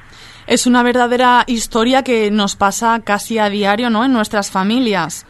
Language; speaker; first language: Spanish; native; Spanish